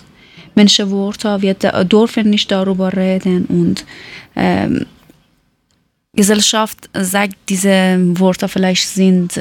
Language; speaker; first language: German; non-native, learner; Persian